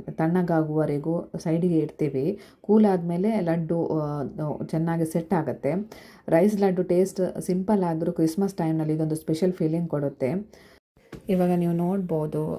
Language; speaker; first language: Kannada; non-native, local second language; Konkani